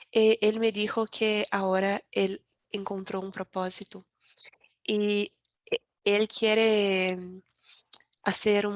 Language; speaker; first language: Spanish; non-native, learner; Portuguese